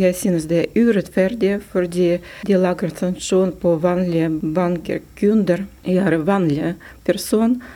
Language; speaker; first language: Norwegian; non-native, learner; Russian